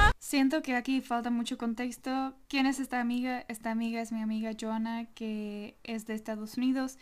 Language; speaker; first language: Spanish; non-native, fluent; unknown